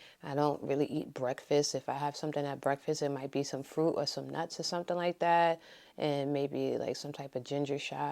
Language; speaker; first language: English; native; English